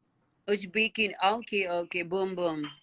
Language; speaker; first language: English; non-native, learner; Hindi